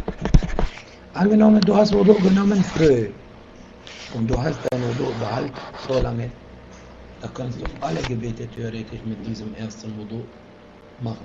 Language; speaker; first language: German; non-native, fluent; Arabic